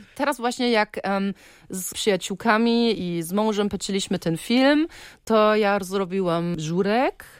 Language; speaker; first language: Polish; early bilingual, heritage; Polish